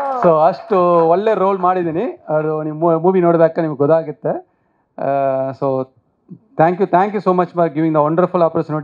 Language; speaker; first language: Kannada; non-native, fluent; Tamil